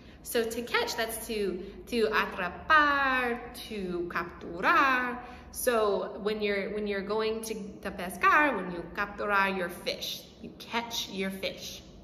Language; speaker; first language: English; native; English